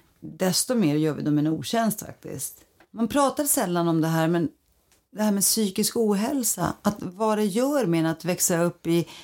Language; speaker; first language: Swedish; early bilingual, other home language; Greek